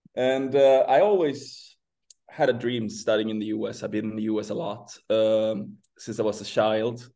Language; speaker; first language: English; non-native, fluent; Swedish